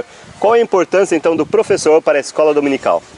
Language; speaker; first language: Portuguese; native; Portuguese